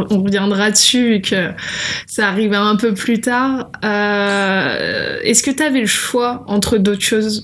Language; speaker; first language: French; native; French